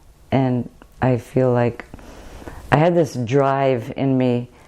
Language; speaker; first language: English; native; English